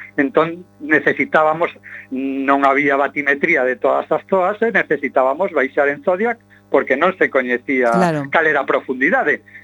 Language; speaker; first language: Galician; non-native, local second language; Spanish